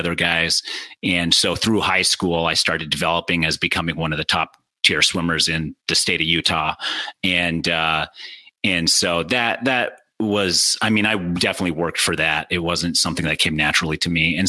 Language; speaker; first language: English; native; English